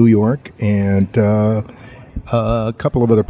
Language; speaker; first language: English; native; English